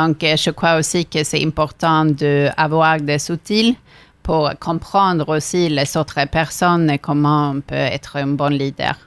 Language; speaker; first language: French; non-native, fluent; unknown